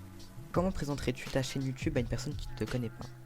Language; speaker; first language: French; native; French